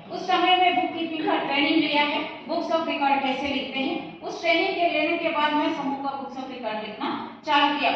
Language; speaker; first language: Hindi; non-native, local second language; Telugu